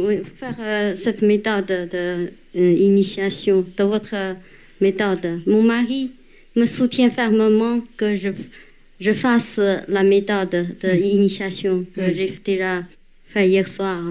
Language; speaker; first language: French; non-native, fluent; Chinese